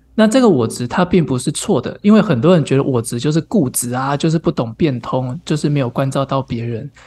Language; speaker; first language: Chinese; native; Chinese